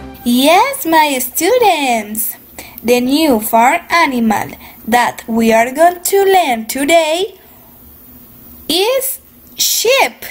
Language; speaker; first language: English; non-native, fluent; Spanish